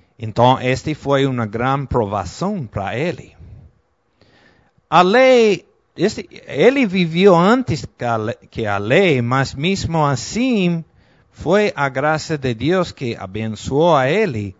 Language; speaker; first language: Portuguese; non-native, fluent; Spanish